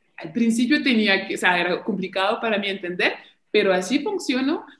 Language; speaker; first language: Spanish; non-native, fluent; French